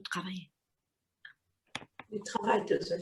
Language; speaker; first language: French; native; French